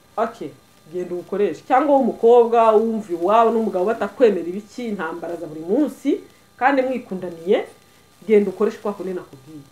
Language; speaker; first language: Kinyarwanda; early bilingual, heritage; Kinyarwanda